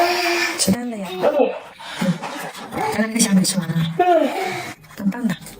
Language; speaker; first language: Chinese; native; Chinese